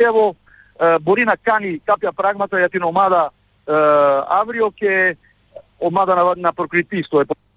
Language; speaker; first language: Greek; non-native, fluent; Serbian